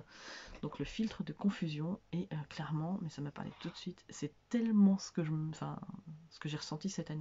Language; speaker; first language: French; native; French